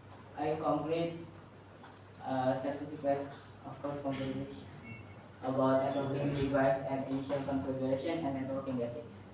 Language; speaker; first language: English; non-native, learner; Indonesian